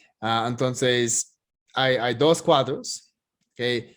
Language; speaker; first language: Spanish; non-native, fluent; English